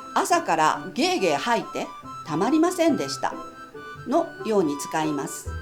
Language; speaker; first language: Japanese; native; Japanese